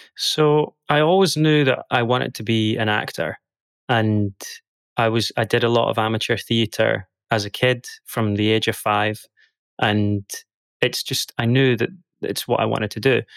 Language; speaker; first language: English; native; English